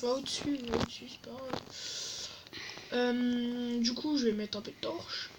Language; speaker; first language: French; native; French